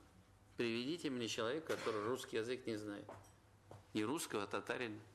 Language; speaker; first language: Russian; non-native, local second language; Tatar